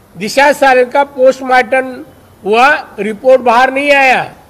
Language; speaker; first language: Hindi; non-native, local second language; Marathi